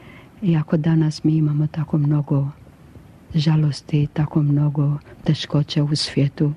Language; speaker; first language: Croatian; non-native, local second language; Albanian